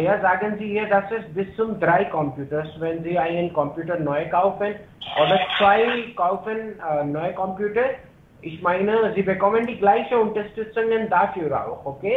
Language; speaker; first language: German; non-native, learner; Hindi